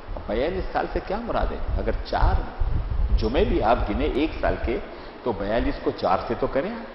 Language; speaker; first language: Urdu; non-native, local second language; Gujarati